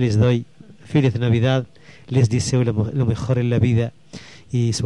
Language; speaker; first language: Spanish; non-native, local second language; Arabic